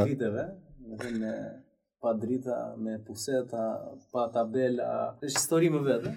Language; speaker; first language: Albanian; early bilingual, heritage; Albanian